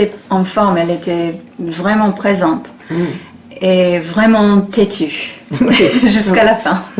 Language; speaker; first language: French; non-native, learner; English